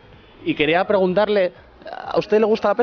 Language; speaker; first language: Spanish; native; Spanish